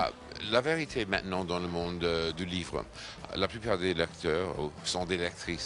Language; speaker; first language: French; non-native, fluent; English